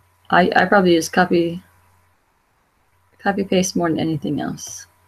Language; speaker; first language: English; native; English